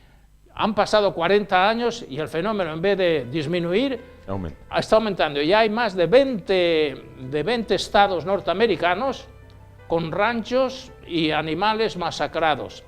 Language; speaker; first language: Spanish; native; Spanish